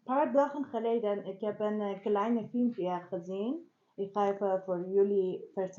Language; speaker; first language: Dutch; non-native, learner; Persian